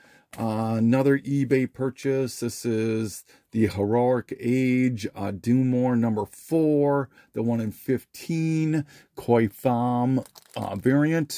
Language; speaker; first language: English; native; English